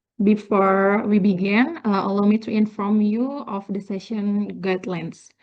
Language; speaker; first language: English; non-native, learner; Indonesian